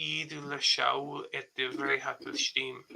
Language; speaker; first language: Hebrew; non-native, fluent; English